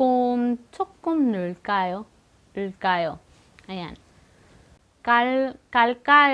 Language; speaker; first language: Korean; non-native, fluent; Filipino